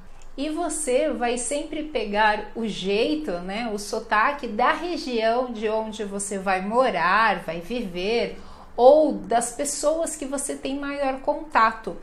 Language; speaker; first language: Portuguese; native; Portuguese